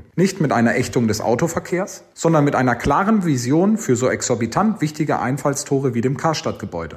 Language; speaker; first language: German; native; German